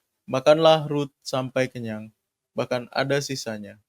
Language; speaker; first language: Indonesian; native; Indonesian